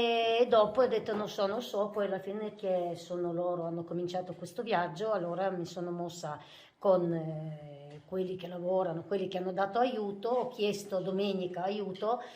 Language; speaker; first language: Italian; non-native, fluent; Ukrainian